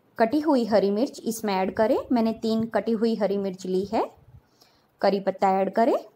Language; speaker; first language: Hindi; non-native, local second language; Gujarati